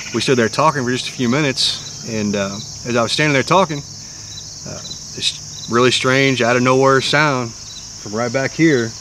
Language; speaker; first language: English; native; English